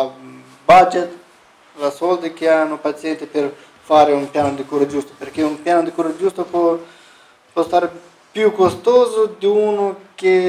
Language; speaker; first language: Italian; non-native, fluent; Romanian